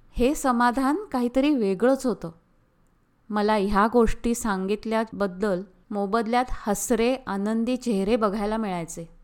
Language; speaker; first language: Marathi; early bilingual, heritage; Marathi